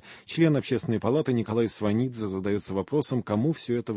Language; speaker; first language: Russian; native; Russian